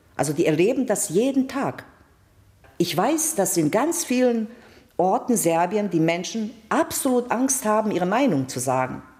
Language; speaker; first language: German; non-native, fluent; Bosnian